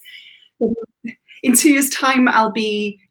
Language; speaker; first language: English; native; English